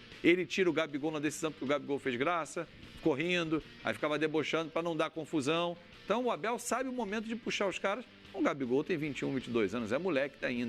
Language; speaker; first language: Portuguese; native; Portuguese